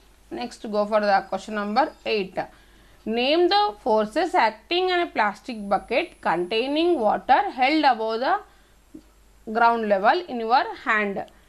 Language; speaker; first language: English; non-native, local second language; Telugu